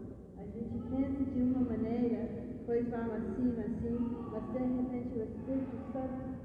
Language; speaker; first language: Portuguese; non-native, fluent; English